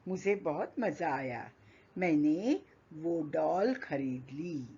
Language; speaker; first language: Hindi; non-native, local second language; Marathi